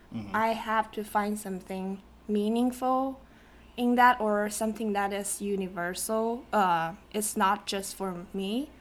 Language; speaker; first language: English; non-native, fluent; Chinese